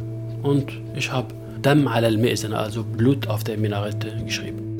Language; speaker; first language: German; non-native, local second language; Kurdish